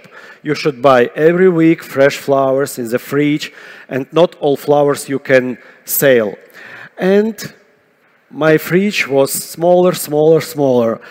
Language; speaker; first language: English; non-native, fluent; Russian